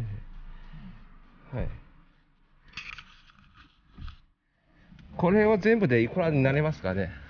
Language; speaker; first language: Japanese; non-native, fluent; Chinese